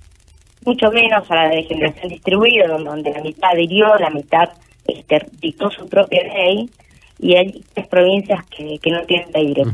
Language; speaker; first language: Spanish; native; Spanish